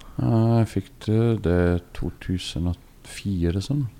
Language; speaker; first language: Norwegian; non-native, learner; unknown